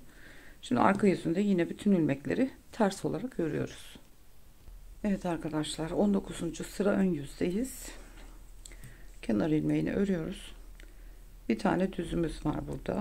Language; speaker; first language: Turkish; native; Turkish